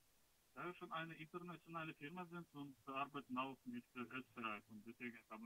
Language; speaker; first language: German; non-native, learner; Russian